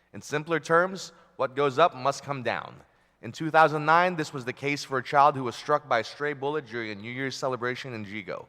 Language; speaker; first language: English; early bilingual, other home language; Filipino